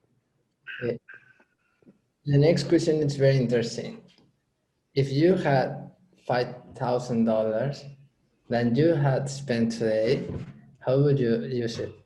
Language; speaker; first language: English; non-native, learner; Spanish